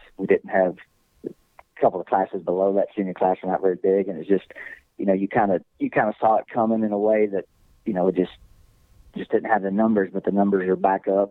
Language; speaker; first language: English; native; English